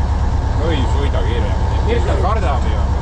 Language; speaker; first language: Estonian; native; Estonian